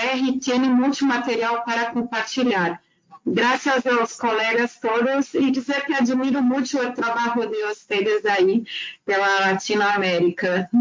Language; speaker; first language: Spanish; non-native, learner; Portuguese